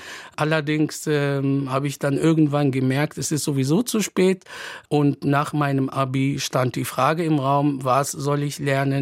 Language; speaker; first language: German; non-native, fluent; Arabic